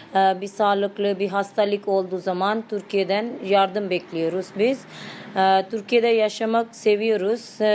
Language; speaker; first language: Turkish; non-native, learner; Urdu